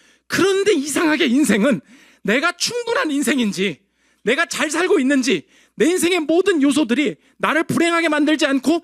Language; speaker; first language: Korean; native; Korean